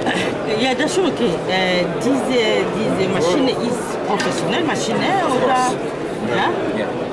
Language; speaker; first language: German; non-native, learner; French